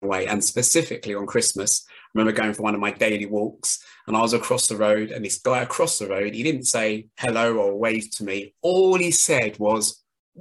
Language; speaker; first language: English; native; English